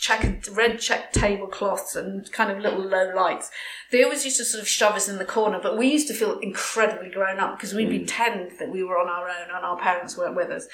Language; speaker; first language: English; native; English